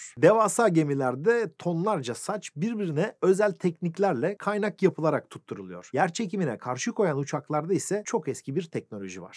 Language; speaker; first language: Turkish; native; Turkish